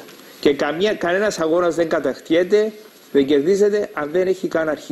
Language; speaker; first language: Greek; native; Greek